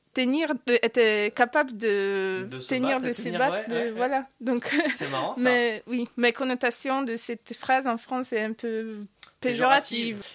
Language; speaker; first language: French; non-native, fluent; Polish